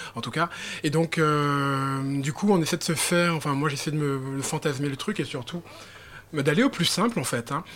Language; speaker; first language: French; native; French